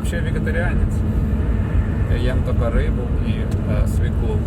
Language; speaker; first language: Russian; native; Russian